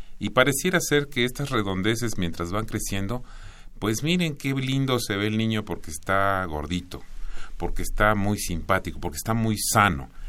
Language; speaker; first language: Spanish; native; Spanish